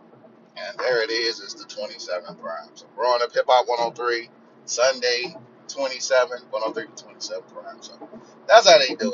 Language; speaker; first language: English; native; English